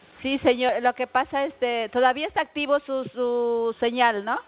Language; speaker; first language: Spanish; native; Spanish